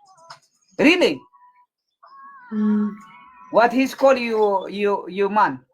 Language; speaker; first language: English; non-native, learner; Tigrinya